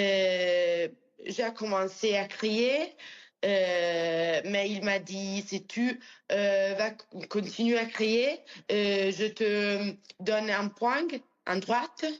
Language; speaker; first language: French; non-native, learner; Italian